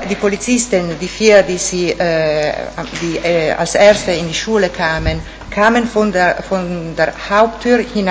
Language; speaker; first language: German; non-native, fluent; Italian